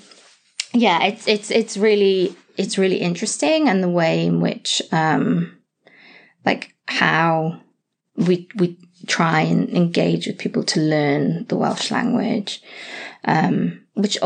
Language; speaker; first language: English; native; English